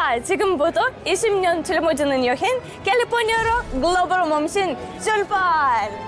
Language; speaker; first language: Korean; non-native, learner; English